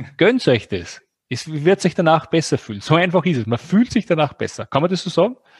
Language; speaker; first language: German; native; German